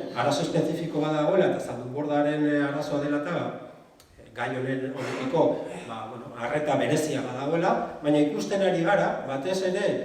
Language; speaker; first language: Basque; non-native, local second language; Spanish